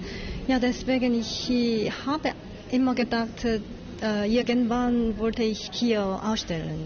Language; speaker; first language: German; non-native, learner; Korean